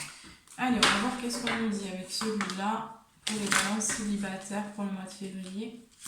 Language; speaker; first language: French; native; French